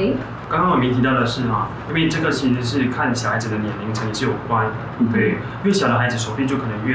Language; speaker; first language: Chinese; native; Chinese